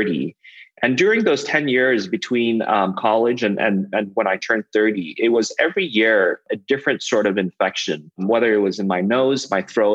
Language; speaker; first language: English; non-native, local second language; Cantonese